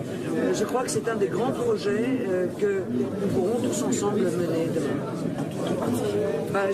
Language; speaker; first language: French; native; French